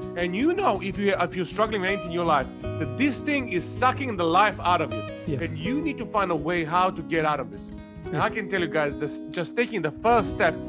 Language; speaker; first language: English; non-native, fluent; Serbian